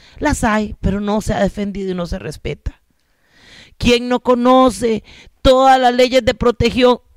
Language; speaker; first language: Spanish; native; Spanish